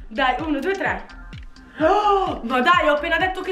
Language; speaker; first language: Italian; native; Italian